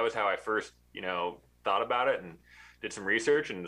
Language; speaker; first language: English; native; English